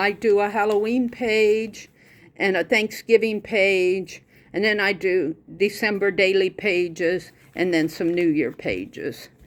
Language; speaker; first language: English; native; English